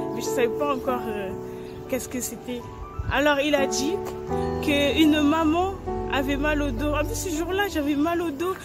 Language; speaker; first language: French; early bilingual, other home language; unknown